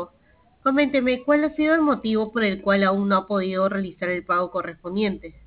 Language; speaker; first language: Spanish; native; Spanish